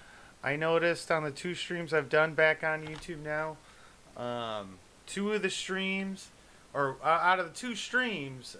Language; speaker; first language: English; native; English